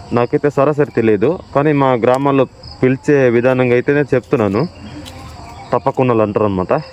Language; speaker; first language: Telugu; non-native, local second language; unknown